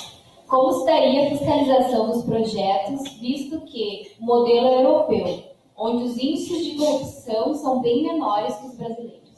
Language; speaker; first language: Portuguese; native; Portuguese